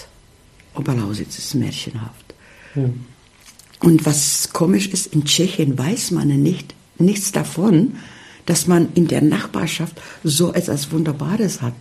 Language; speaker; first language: German; non-native, fluent; Czech